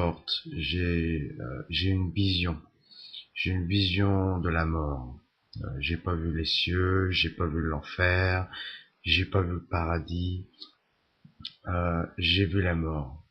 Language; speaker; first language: French; native; French